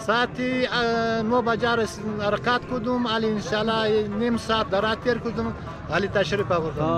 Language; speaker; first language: Persian; non-native, local second language; Pashto